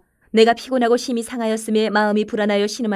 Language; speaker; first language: Korean; native; Korean